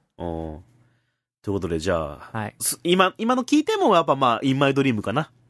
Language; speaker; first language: Japanese; native; Japanese